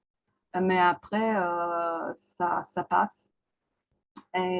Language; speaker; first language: French; non-native, fluent; Croatian